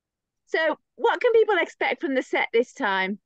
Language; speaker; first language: English; native; English